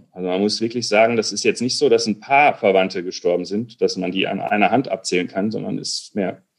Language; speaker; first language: German; native; German